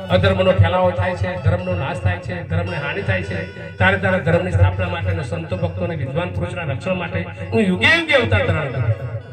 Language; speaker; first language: Gujarati; native; Gujarati